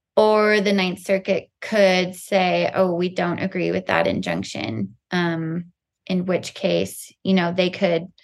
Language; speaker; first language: English; native; English